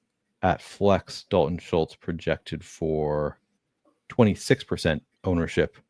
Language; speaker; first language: English; native; English